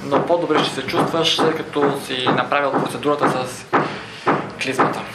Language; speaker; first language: Bulgarian; native; Bulgarian